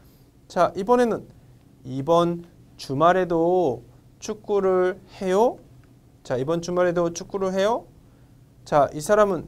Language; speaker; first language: Korean; non-native, fluent; Vietnamese